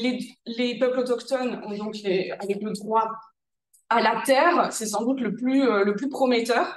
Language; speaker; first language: French; native; French